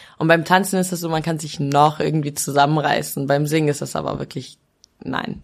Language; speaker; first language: German; early bilingual, other home language; Albanian